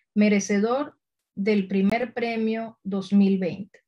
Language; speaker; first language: Spanish; native; Spanish